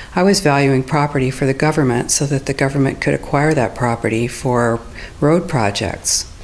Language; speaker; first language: English; native; English